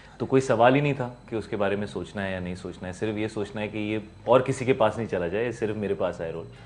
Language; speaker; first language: Hindi; native; Hindi